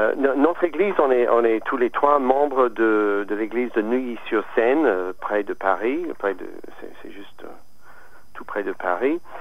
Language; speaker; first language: French; non-native, fluent; English